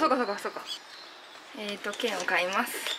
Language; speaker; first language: Japanese; native; Japanese